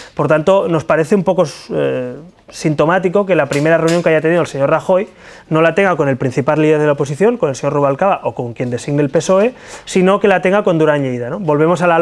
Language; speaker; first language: Spanish; native; Spanish